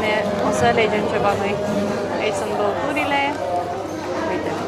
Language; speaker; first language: Romanian; non-native, fluent; Bulgarian